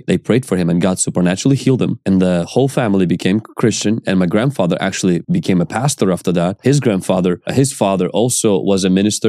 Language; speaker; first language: English; non-native, fluent; Ukrainian